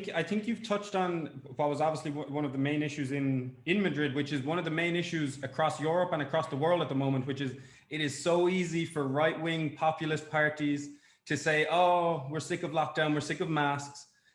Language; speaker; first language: English; native; English